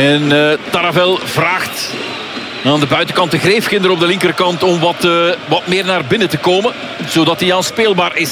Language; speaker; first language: Dutch; native; Dutch